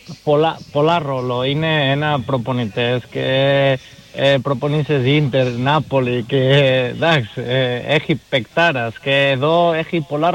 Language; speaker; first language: Greek; non-native, learner; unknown